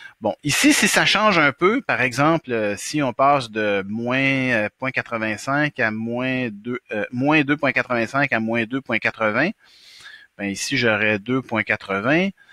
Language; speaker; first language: French; native; French